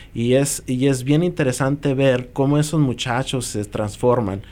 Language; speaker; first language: Spanish; native; Spanish